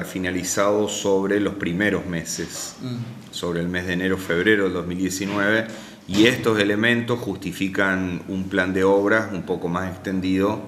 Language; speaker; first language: Spanish; native; Spanish